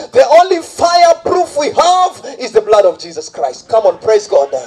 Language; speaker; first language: English; non-native, local second language; Swahili